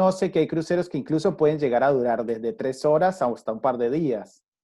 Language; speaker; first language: Spanish; native; Spanish